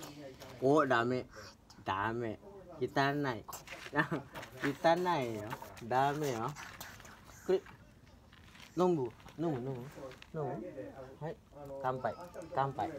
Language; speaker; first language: Japanese; non-native, learner; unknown